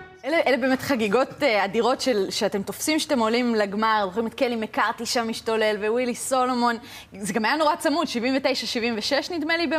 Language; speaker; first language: Hebrew; native; Hebrew